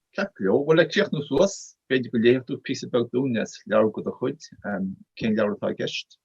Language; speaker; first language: Irish; native; Irish